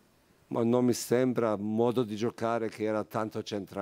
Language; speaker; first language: Italian; non-native, fluent; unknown